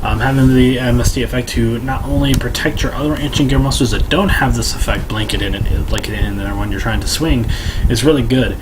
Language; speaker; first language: English; native; English